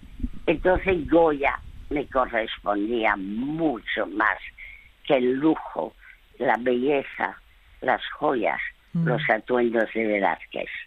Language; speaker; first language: Spanish; early bilingual, other home language; French